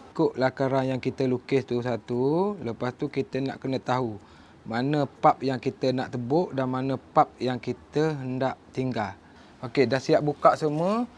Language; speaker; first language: Malay; native; Malay